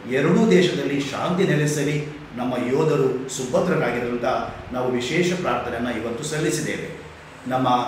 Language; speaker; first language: Kannada; non-native, local second language; Konkani